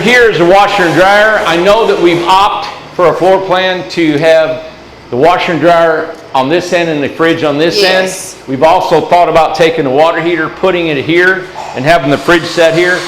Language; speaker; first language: English; native; English